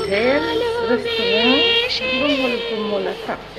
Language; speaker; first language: Swedish; non-native, fluent; Spanish